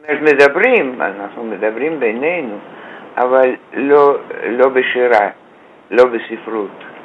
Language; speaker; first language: Hebrew; non-native, fluent; Russian